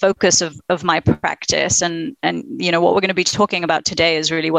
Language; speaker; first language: English; native; English